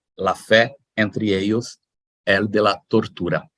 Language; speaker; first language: Spanish; non-native, fluent; Portuguese